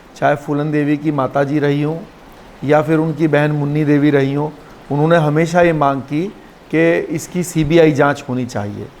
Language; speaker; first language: Hindi; native; Hindi